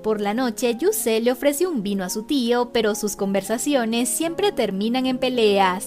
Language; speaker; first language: Spanish; native; Spanish